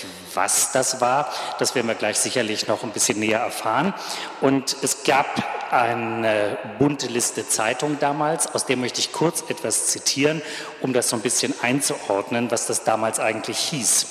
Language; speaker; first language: German; native; German